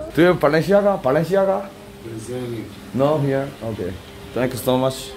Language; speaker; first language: English; non-native, learner; Korean